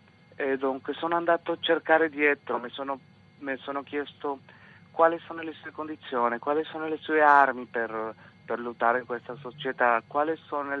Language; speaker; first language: Italian; non-native, fluent; Spanish